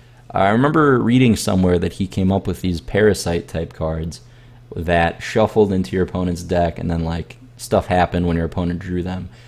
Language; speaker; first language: English; native; English